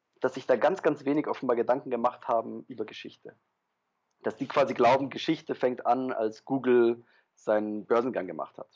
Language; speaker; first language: German; early bilingual, other home language; Polish